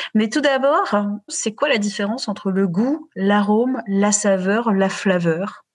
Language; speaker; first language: French; native; French